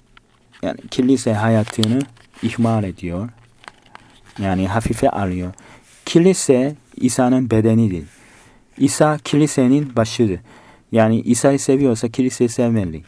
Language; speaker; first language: Turkish; non-native, fluent; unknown